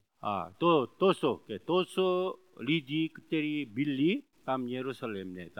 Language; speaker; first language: Czech; non-native, learner; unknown